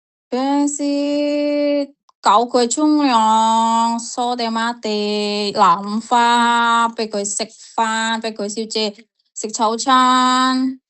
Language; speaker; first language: Cantonese; non-native, learner; Indonesian